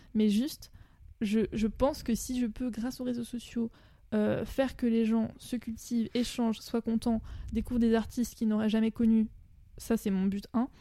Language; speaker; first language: French; native; French